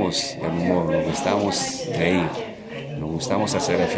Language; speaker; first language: Spanish; non-native, learner; Hebrew